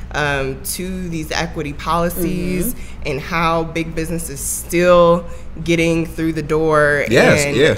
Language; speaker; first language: English; native; English